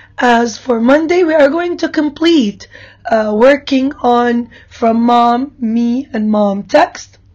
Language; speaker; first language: English; non-native, fluent; Arabic